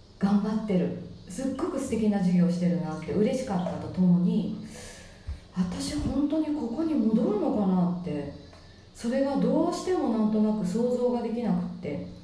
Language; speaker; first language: Japanese; native; Japanese